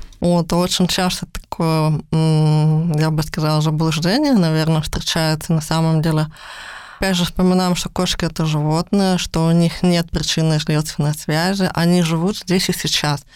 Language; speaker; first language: Russian; native; Russian